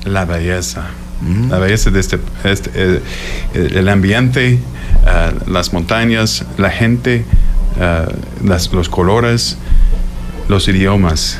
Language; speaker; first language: Spanish; non-native, fluent; English